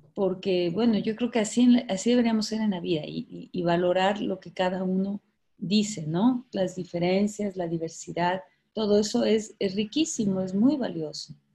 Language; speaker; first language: Spanish; native; Spanish